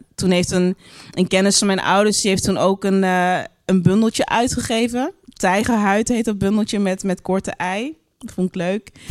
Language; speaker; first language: Dutch; native; Dutch